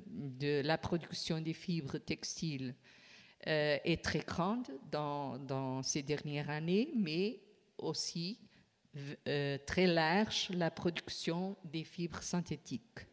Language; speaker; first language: French; non-native, fluent; Portuguese